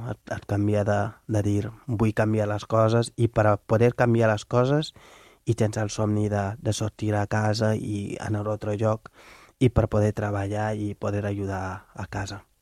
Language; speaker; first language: Catalan; non-native, fluent; Wolof